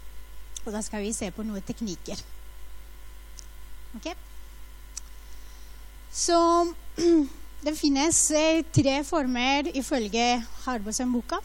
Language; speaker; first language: Norwegian; non-native, fluent; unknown